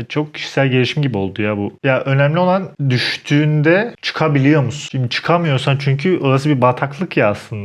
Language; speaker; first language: Turkish; native; Turkish